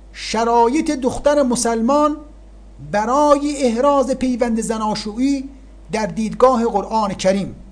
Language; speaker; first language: Persian; native; Persian